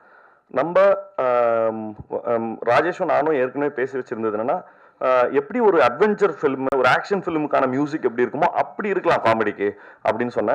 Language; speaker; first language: Tamil; native; Tamil